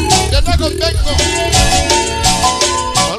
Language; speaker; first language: Spanish; native; Spanish